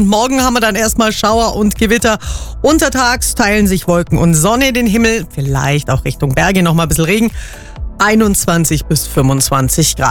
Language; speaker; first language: German; native; German